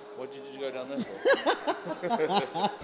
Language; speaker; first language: English; native; English